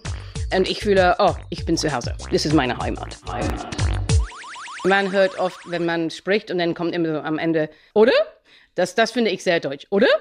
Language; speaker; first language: German; non-native, fluent; English